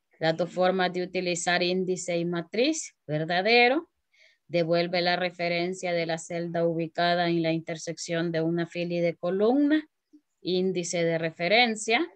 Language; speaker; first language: Spanish; native; Spanish